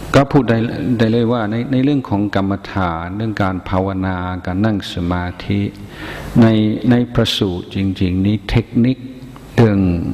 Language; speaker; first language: Thai; non-native, fluent; English